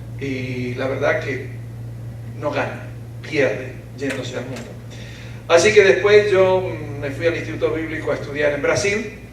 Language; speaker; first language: Spanish; early bilingual, other home language; Ukrainian